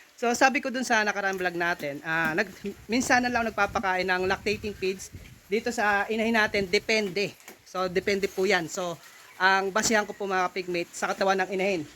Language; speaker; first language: Filipino; non-native, local second language; Iloko